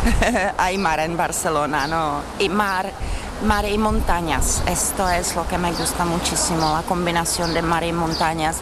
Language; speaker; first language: Spanish; non-native, learner; Czech